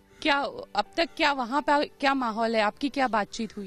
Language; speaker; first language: Hindi; native; Hindi